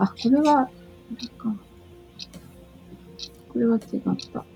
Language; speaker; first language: Japanese; native; Japanese